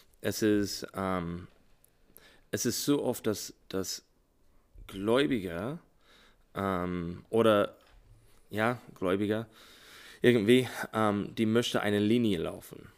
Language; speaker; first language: German; non-native, learner; English